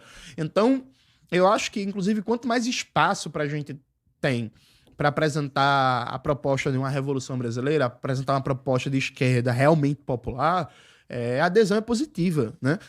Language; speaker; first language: Portuguese; native; Portuguese